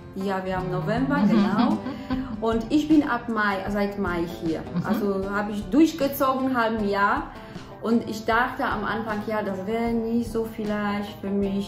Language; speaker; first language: German; non-native, fluent; Polish